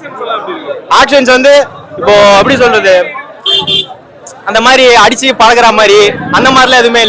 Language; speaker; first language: Tamil; native; Tamil